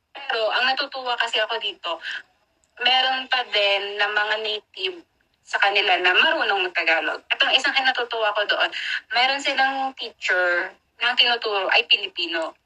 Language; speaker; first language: Filipino; native; Filipino